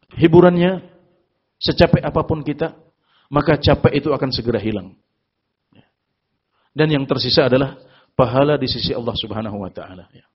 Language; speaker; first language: Indonesian; native; Indonesian